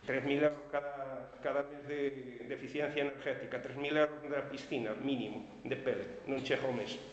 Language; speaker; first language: Spanish; non-native, local second language; Galician